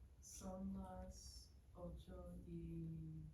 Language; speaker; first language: Spanish; non-native, learner; English